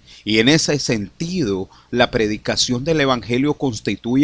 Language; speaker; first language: Spanish; native; Spanish